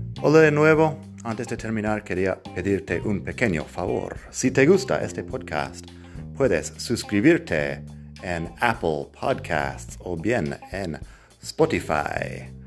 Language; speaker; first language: Spanish; non-native, fluent; English